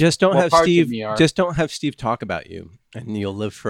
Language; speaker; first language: English; native; English